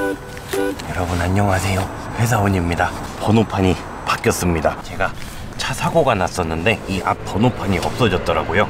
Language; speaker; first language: Korean; native; Korean